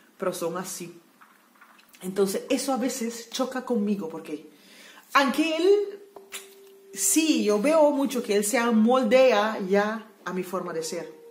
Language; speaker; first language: Spanish; non-native, fluent; Papiamento